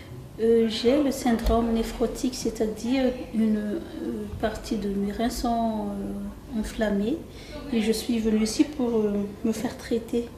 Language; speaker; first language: French; non-native, local second language; Malagasy